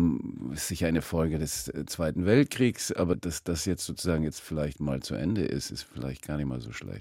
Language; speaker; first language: German; early bilingual, heritage; German